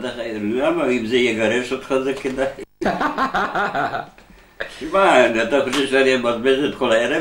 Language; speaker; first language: Hebrew; non-native, fluent; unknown